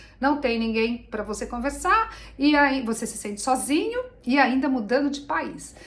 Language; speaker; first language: Portuguese; native; Portuguese